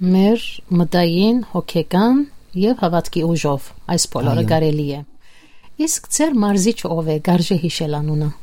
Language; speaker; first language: Armenian; native; Armenian